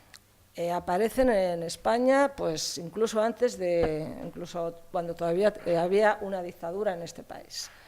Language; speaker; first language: Spanish; native; Spanish